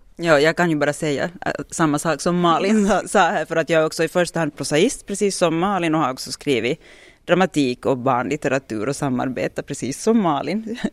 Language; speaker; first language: Swedish; native; Swedish